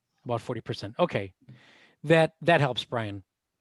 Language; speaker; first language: English; native; English